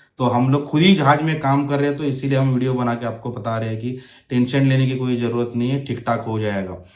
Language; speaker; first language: Hindi; non-native, local second language; Marathi